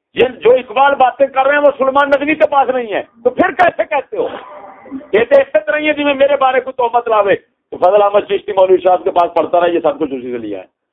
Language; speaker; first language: Urdu; non-native, local second language; Punjabi